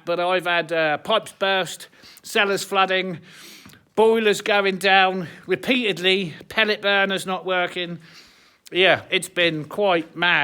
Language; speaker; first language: English; native; English